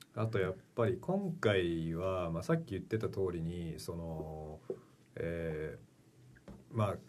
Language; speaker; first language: Japanese; early bilingual, heritage; Japanese